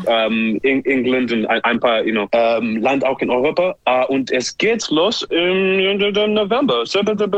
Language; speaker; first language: German; non-native, fluent; English